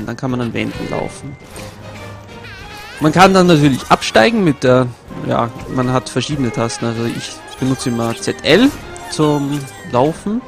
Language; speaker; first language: German; native; German